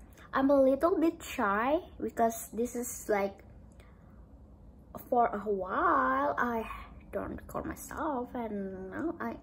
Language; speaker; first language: English; non-native, learner; Indonesian